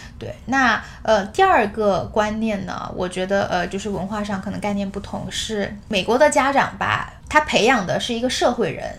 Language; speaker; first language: Chinese; native; Chinese